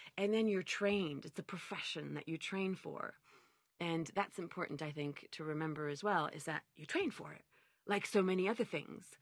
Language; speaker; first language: English; native; English